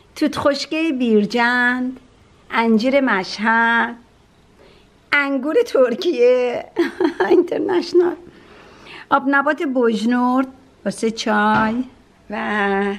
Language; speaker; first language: Persian; native; Persian